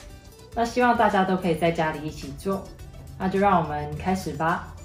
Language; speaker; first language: Chinese; native; Chinese